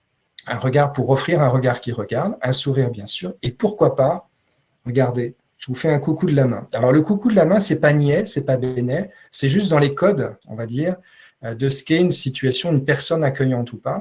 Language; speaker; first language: French; native; French